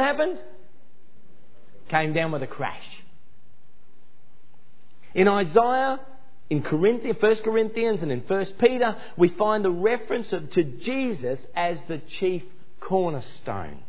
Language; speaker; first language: English; native; English